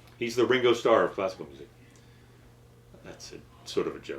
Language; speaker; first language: English; native; English